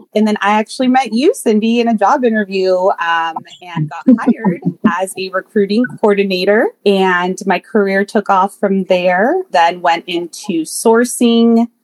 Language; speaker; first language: English; native; English